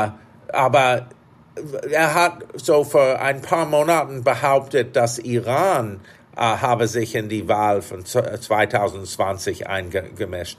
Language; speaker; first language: German; non-native, fluent; English